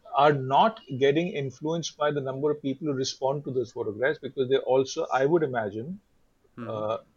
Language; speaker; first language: English; non-native, local second language; Hindi